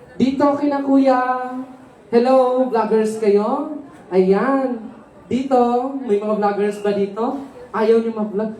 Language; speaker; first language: Filipino; native; Filipino